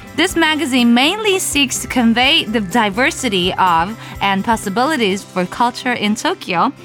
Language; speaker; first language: English; non-native, fluent; Japanese